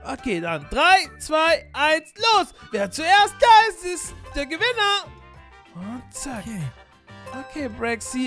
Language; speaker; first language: German; native; German